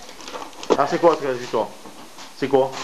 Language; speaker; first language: French; native; French